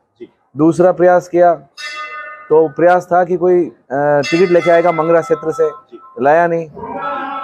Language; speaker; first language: Hindi; non-native, local second language; Marwari